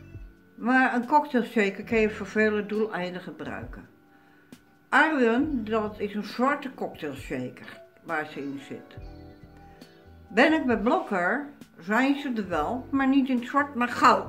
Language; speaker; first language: Dutch; native; Dutch